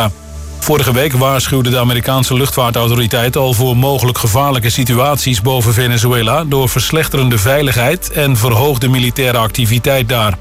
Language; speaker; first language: Dutch; native; Dutch